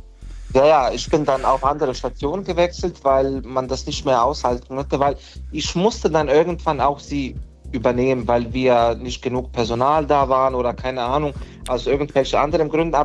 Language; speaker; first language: German; non-native, fluent; Bosnian